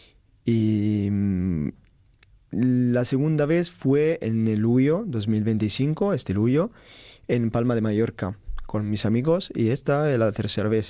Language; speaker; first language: Spanish; non-native, learner; Italian